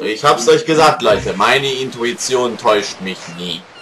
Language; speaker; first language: German; native; German